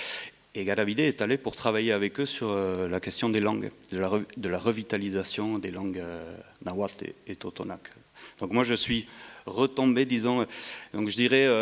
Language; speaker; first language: French; native; French